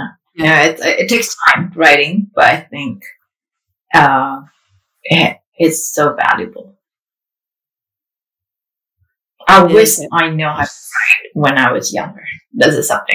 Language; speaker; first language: English; non-native, fluent; Indonesian